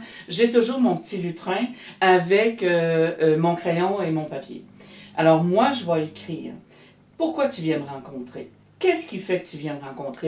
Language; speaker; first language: French; native; French